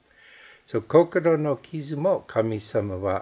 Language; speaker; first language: Japanese; non-native, fluent; English